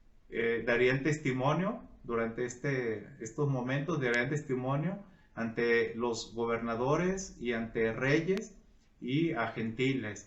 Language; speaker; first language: Spanish; native; Spanish